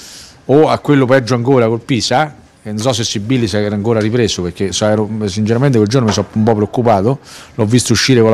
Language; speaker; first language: Italian; native; Italian